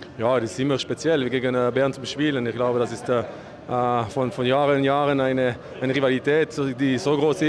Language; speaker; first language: German; non-native, learner; French